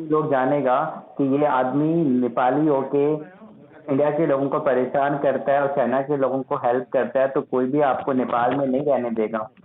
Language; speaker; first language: Hindi; native; Hindi